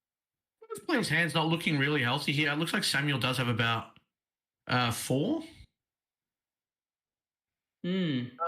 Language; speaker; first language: English; native; English